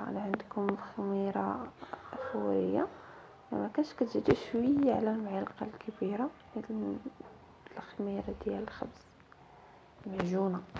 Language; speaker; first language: Arabic; native; Arabic